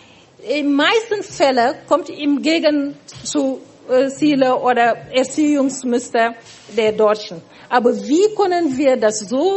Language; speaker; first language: German; non-native, fluent; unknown